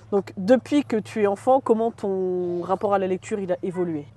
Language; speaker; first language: French; native; French